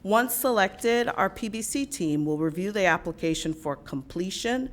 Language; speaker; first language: English; native; English